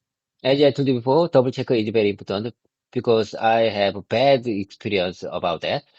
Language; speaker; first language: English; non-native, learner; Korean